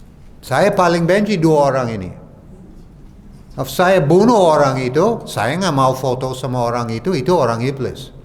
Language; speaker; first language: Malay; non-native, fluent; English